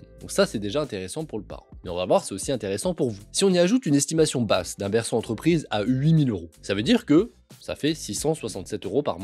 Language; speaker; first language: French; native; French